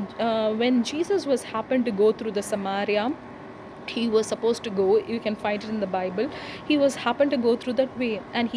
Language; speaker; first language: English; non-native, local second language; Tamil